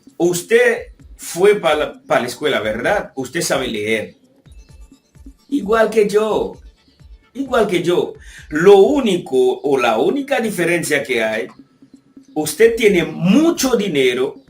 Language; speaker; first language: Spanish; non-native, fluent; Haitian Creole